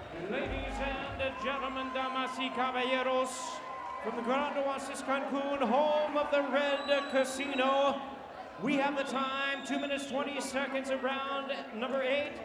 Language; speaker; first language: English; native; English